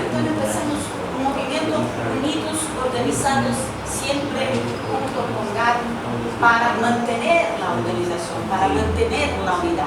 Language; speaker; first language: Spanish; non-native, fluent; Portuguese